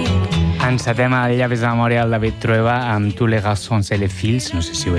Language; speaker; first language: Catalan; native; Catalan